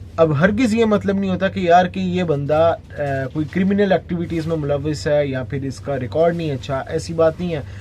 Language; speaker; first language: Urdu; native; Urdu